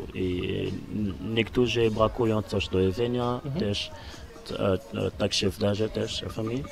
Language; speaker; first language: Polish; non-native, learner; Lingala